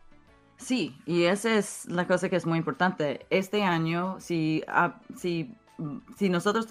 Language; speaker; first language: Spanish; early bilingual, heritage; English